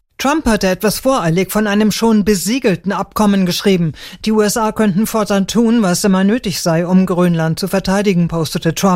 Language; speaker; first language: German; native; German